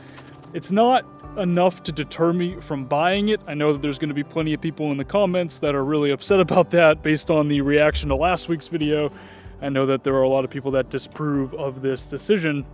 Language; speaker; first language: English; native; English